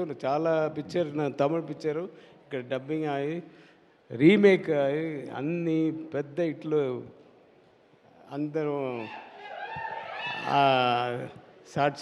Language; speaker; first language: Telugu; non-native, learner; Tamil